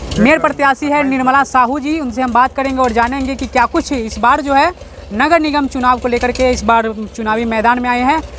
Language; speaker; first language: Hindi; native; Hindi